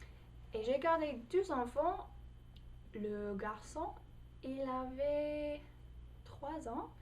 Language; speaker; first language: French; non-native, fluent; English